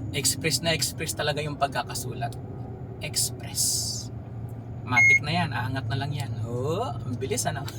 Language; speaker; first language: Filipino; non-native, local second language; Cebuano